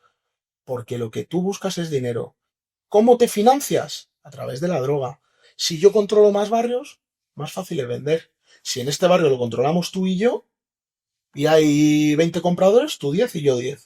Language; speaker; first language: Spanish; native; Spanish